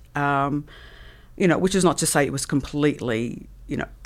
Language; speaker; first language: English; native; English